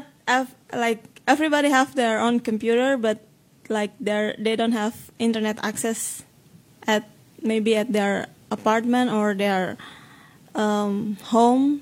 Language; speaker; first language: English; non-native, fluent; Indonesian